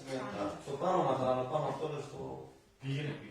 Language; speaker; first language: Greek; non-native, local second language; Macedonian